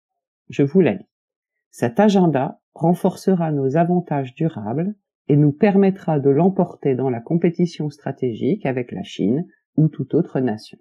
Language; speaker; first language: French; native; French